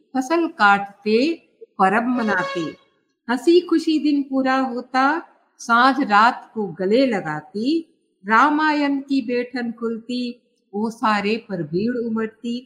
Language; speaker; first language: Hindi; native; Hindi